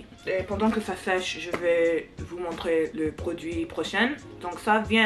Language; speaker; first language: French; non-native, learner; English